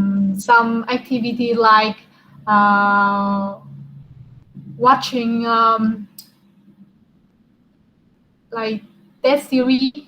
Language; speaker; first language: English; non-native, learner; Vietnamese